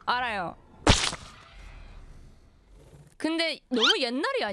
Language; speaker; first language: Korean; non-native, fluent; Japanese